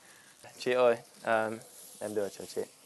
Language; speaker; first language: Vietnamese; non-native, learner; English